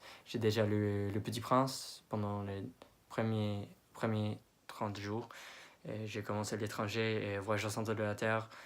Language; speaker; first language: French; non-native, fluent; English